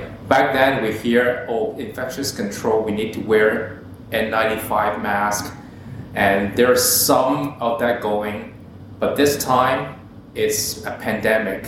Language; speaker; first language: English; non-native, local second language; Cantonese